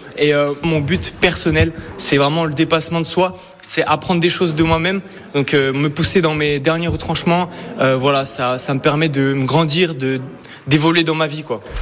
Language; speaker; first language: French; early bilingual, other home language; Ukrainian